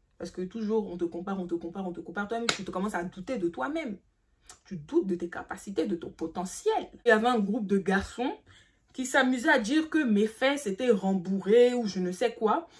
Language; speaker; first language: French; early bilingual, other home language; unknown